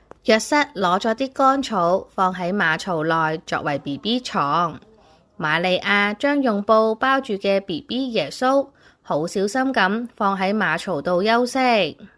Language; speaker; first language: Chinese; native; Chinese